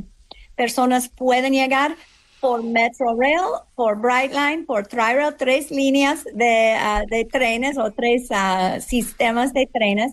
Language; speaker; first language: Spanish; non-native, fluent; English